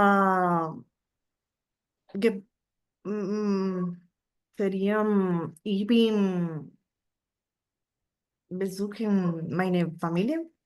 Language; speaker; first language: German; non-native, learner; Spanish